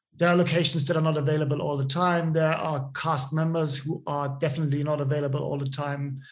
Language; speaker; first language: English; non-native, fluent; German